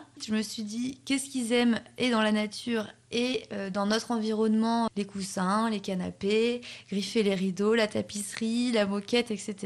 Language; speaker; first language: French; native; French